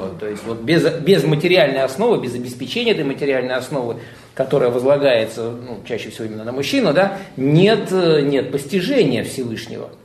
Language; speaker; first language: Russian; native; Russian